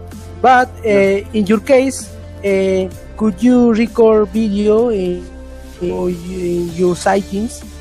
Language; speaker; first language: English; non-native, learner; Spanish